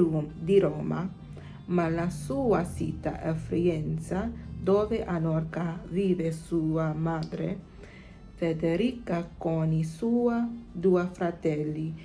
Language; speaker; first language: Italian; non-native, learner; English